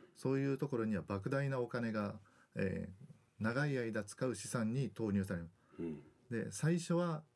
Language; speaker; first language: Japanese; native; Japanese